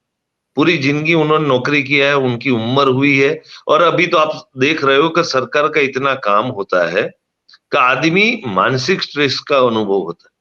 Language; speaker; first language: Hindi; non-native, local second language; Gujarati